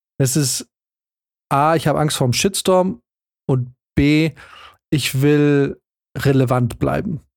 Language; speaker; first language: German; early bilingual, other home language; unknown